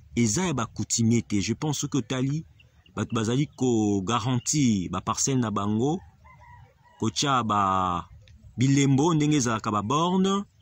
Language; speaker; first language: Lingala; native; Lingala